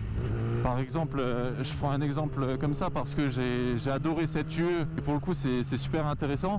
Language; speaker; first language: French; native; French